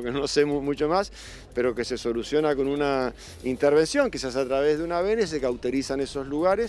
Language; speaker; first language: Spanish; native; Spanish